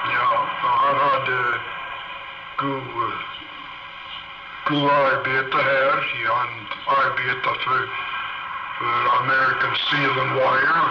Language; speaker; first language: Swedish; early bilingual, heritage; Swedish